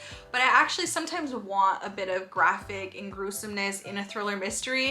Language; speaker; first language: English; native; English